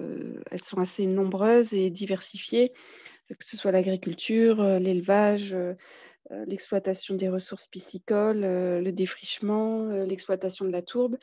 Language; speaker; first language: French; native; French